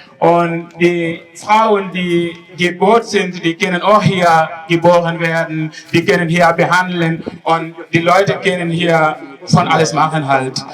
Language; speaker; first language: German; non-native, learner; Wolof